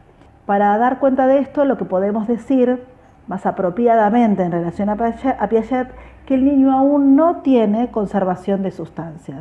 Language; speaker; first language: Spanish; native; Spanish